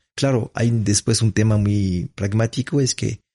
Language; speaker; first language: Spanish; non-native, fluent; French